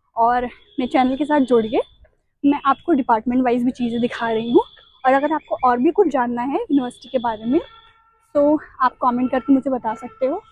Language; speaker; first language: Hindi; native; Hindi